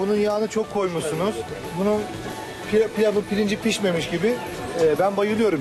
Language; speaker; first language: Turkish; native; Turkish